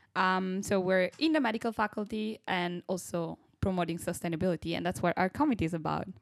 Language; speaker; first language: English; non-native, fluent; Italian